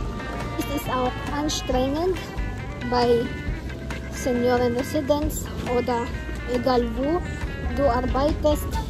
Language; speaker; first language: German; non-native, learner; Cebuano